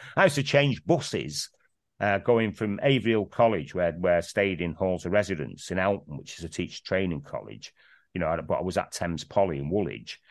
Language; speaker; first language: English; native; English